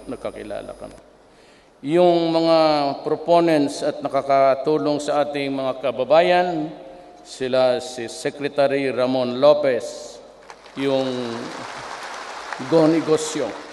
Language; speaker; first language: Filipino; non-native, local second language; Cebuano